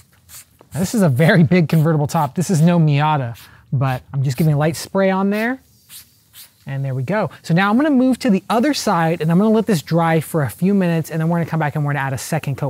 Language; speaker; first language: English; native; English